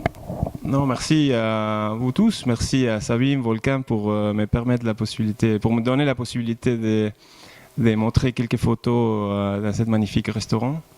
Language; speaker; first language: French; non-native, fluent; Spanish